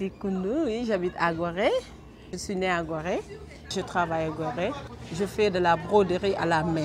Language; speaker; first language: French; non-native, local second language; Wolof